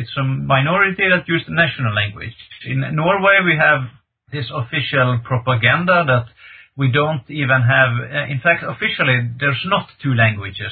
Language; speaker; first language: English; non-native, fluent; Norwegian